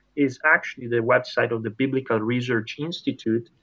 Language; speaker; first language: English; non-native, fluent; Italian